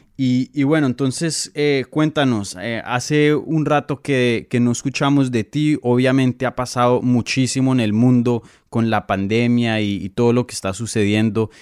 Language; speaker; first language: Spanish; native; Spanish